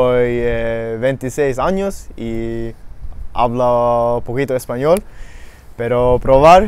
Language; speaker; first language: Spanish; non-native, learner; Swedish